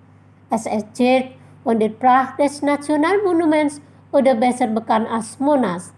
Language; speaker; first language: German; non-native, fluent; Indonesian